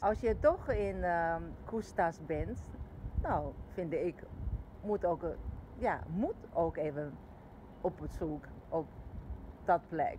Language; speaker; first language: Dutch; non-native, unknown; Chinese